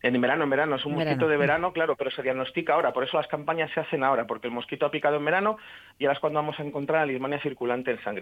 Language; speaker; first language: Spanish; native; Spanish